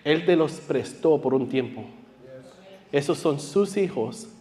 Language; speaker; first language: Spanish; early bilingual, heritage; Spanish